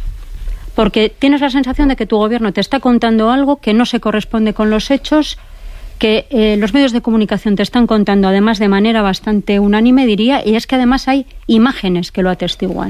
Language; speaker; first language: Spanish; native; Spanish